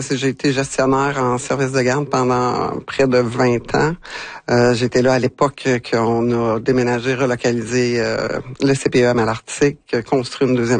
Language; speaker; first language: French; native; French